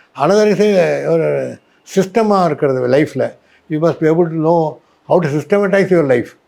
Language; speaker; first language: English; non-native, local second language; Tamil